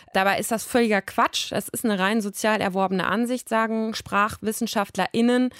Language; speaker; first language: German; native; German